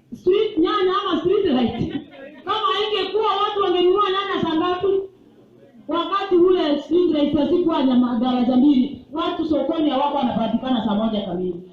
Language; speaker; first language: Swahili; non-native, local second language; Gusii